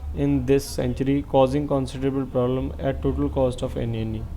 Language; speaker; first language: English; non-native, local second language; Punjabi